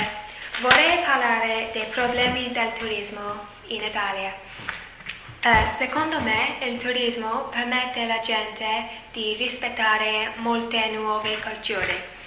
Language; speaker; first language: Italian; non-native, learner; English